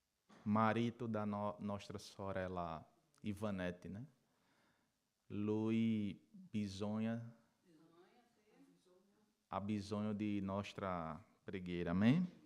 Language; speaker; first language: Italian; non-native, learner; Portuguese